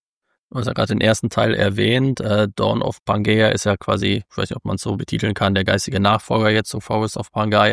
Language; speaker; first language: German; native; German